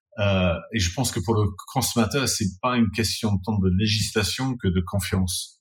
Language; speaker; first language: French; non-native, fluent; English